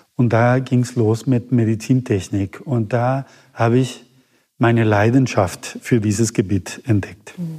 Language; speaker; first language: German; non-native, fluent; Spanish